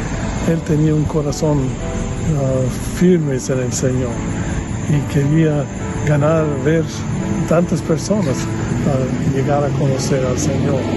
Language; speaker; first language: Spanish; non-native, fluent; English